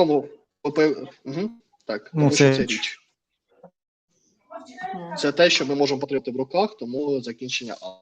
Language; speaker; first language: Ukrainian; non-native, fluent; Russian